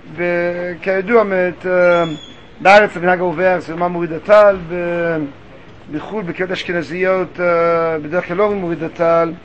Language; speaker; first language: Hebrew; native; Hebrew